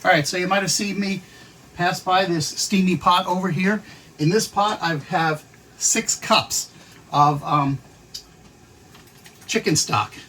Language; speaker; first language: English; native; English